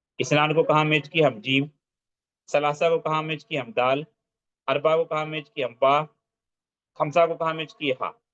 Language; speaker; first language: Urdu; native; Urdu